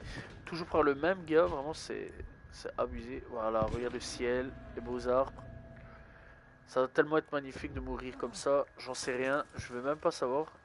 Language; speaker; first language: French; native; French